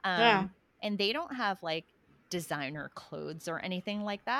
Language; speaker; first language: English; native; English